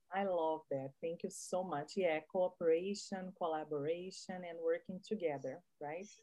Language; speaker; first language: English; non-native, fluent; Portuguese